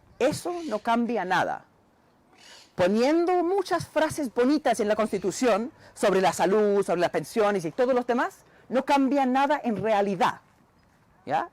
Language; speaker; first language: Spanish; non-native, fluent; English